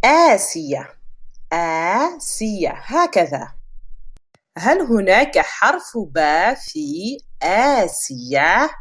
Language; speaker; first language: Arabic; non-native, fluent; French